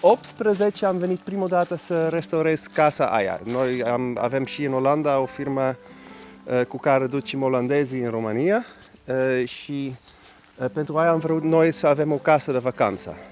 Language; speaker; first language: Romanian; non-native, learner; Dutch